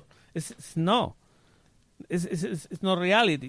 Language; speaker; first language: English; non-native, learner; Spanish